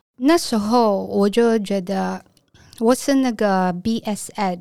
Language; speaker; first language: Chinese; non-native, learner; Filipino